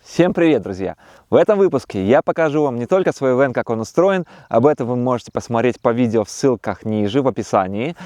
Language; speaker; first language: Russian; native; Russian